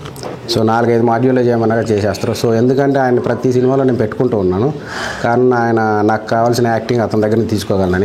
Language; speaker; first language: Telugu; native; Telugu